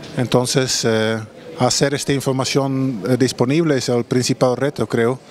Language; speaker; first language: Spanish; non-native, fluent; Dutch